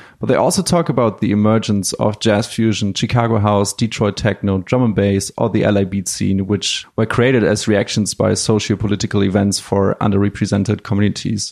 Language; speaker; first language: English; non-native, fluent; German